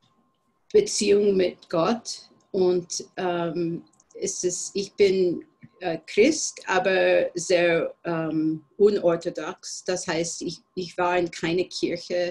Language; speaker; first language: German; non-native, fluent; English